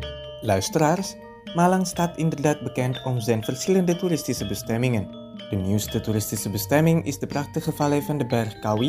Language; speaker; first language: Dutch; non-native, fluent; Indonesian